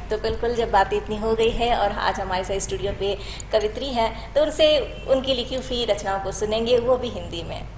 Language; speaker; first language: Hindi; native; Hindi